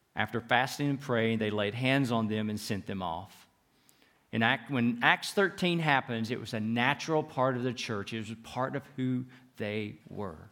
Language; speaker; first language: English; native; English